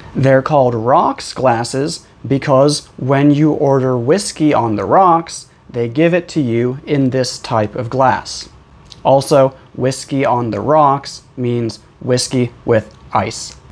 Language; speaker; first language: English; native; English